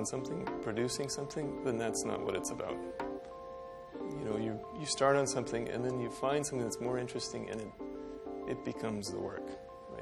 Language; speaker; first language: English; native; English